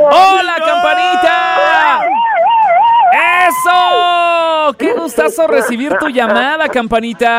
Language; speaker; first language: Spanish; native; Spanish